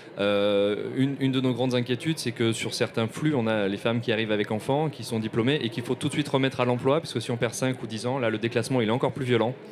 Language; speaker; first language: French; native; French